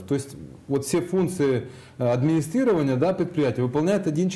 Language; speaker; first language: Russian; native; Russian